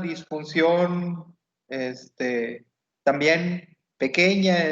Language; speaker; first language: Spanish; native; Spanish